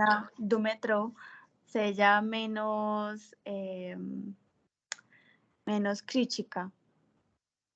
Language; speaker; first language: Portuguese; non-native, fluent; Spanish